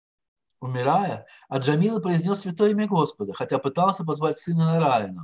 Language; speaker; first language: Russian; native; Russian